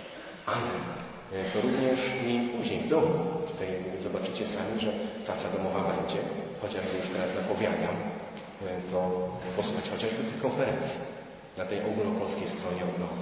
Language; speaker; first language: Polish; native; Polish